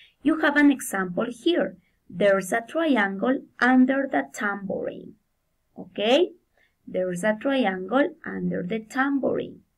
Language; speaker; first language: English; non-native, fluent; Spanish